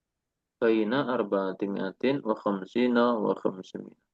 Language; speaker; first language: Arabic; non-native, fluent; Indonesian